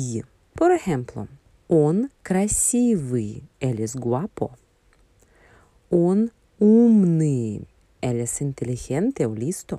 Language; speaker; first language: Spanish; non-native, fluent; Russian